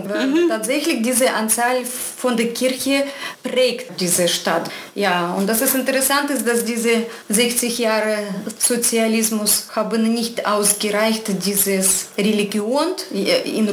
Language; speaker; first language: German; non-native, fluent; Russian